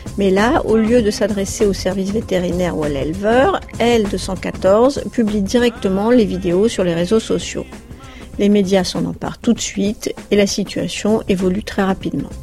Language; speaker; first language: French; native; French